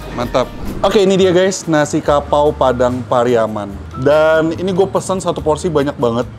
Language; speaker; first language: Indonesian; native; Indonesian